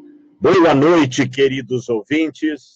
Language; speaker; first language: Portuguese; native; Portuguese